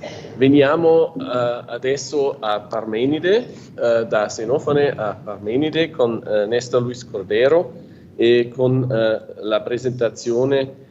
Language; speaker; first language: Italian; non-native, fluent; German